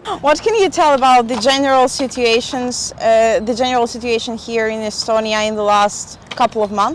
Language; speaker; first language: English; non-native, fluent; Spanish